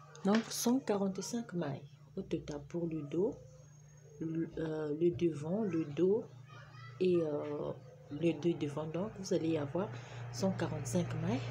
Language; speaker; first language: French; native; French